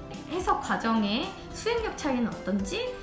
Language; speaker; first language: Korean; native; Korean